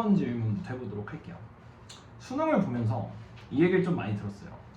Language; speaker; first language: Korean; native; Korean